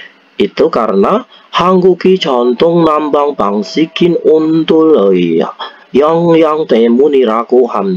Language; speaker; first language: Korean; non-native, fluent; Indonesian